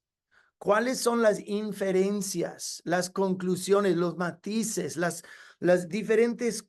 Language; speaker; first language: Spanish; non-native, fluent; English